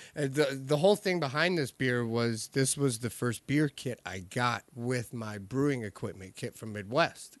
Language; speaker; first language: English; native; English